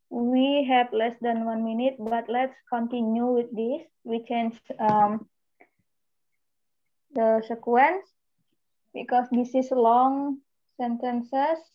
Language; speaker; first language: English; non-native, learner; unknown